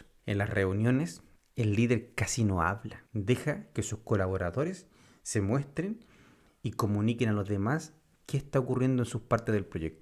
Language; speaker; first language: Spanish; native; Spanish